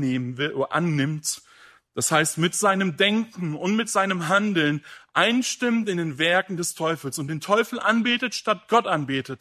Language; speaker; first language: German; native; German